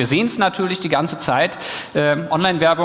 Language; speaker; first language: German; native; German